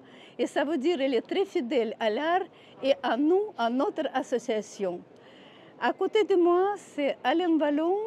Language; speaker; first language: French; non-native, fluent; Russian